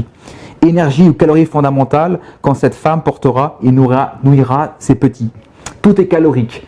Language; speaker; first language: French; native; French